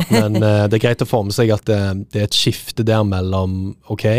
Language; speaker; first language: Norwegian; native; Norwegian